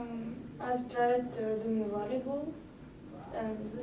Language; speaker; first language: English; non-native, learner; Russian